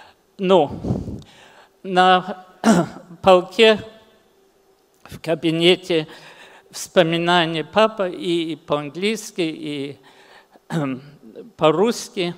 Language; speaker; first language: Russian; early bilingual, heritage; English